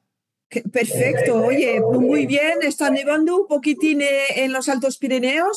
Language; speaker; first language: Spanish; non-native, fluent; French